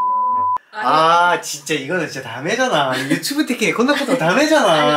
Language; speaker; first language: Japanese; non-native, fluent; Korean